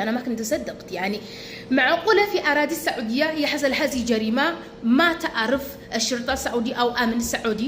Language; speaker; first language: Arabic; non-native, fluent; Amharic